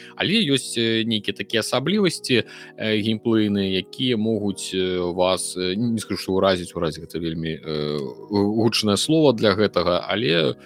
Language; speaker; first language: Belarusian; non-native, local second language; Russian